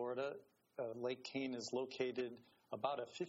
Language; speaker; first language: English; native; English